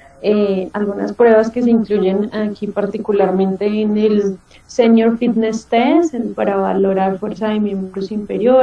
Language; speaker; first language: Spanish; native; Spanish